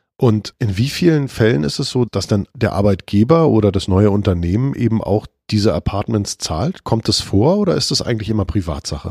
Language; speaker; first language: German; native; German